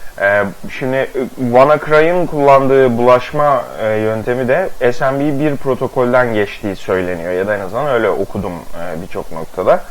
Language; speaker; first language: Turkish; native; Turkish